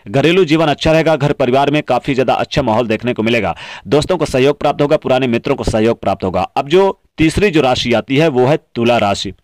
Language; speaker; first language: Hindi; native; Hindi